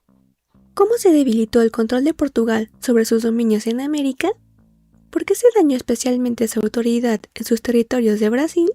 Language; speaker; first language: Spanish; native; Spanish